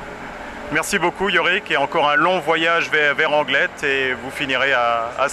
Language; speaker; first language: French; native; French